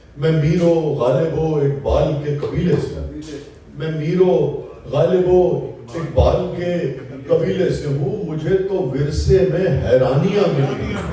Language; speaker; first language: Urdu; non-native, local second language; Punjabi